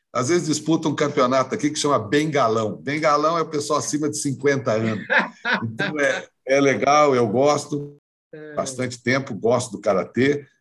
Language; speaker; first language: Portuguese; native; Portuguese